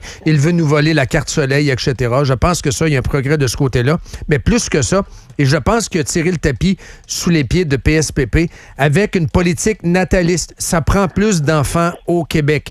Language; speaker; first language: French; native; French